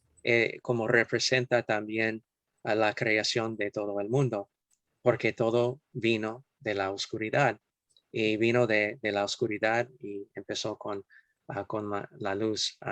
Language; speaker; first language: Spanish; non-native, fluent; English